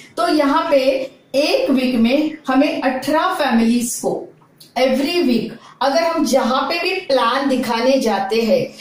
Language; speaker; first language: Hindi; non-native, local second language; Marathi